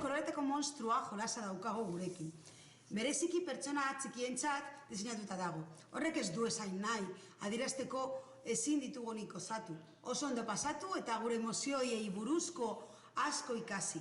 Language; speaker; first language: Basque; non-native, local second language; Spanish